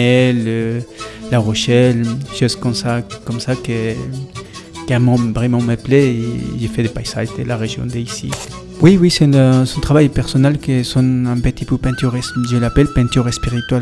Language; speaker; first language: French; non-native, learner; Spanish